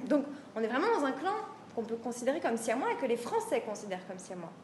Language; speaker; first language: French; native; French